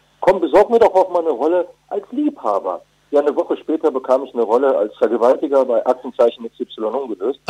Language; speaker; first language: German; early bilingual, other home language; Turkish